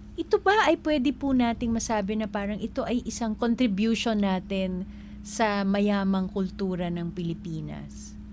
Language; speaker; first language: Filipino; native; Filipino